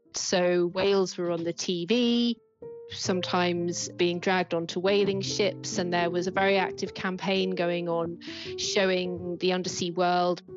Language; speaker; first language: English; native; English